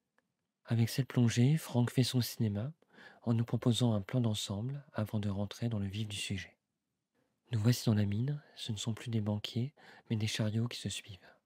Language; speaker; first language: French; native; French